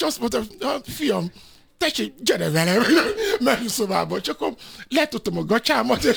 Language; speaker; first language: Hungarian; non-native, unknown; Yoruba